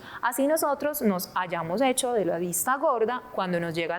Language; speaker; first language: Spanish; native; Spanish